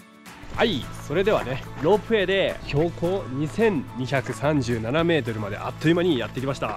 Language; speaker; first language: Japanese; native; Japanese